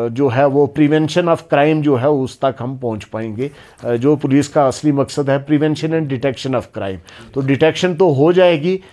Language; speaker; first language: Hindi; non-native, local second language; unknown